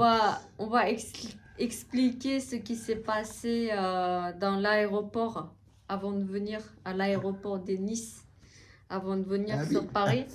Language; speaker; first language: French; non-native, fluent; Tibetan